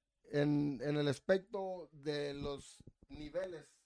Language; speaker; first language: Spanish; native; Spanish